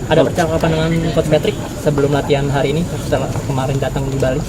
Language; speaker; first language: Indonesian; native; Indonesian